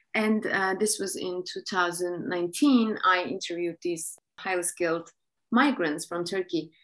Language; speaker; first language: English; non-native, fluent; Turkish